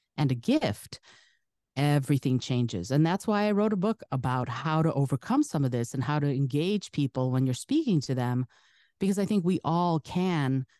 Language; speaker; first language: English; early bilingual, other home language; Russian